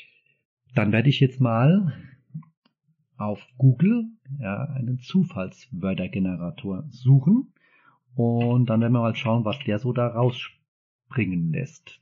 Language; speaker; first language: German; native; German